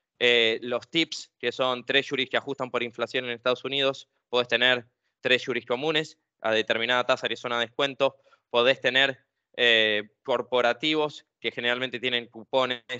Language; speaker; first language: Spanish; native; Spanish